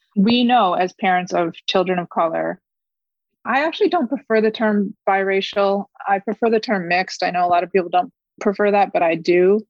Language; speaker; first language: English; early bilingual, other home language; Korean